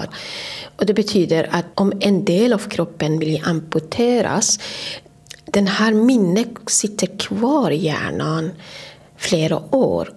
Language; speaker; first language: Swedish; non-native, fluent; Persian